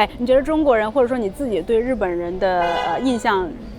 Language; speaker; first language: Chinese; native; Chinese